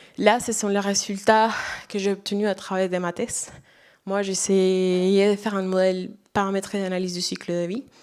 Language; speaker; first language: French; non-native, fluent; Spanish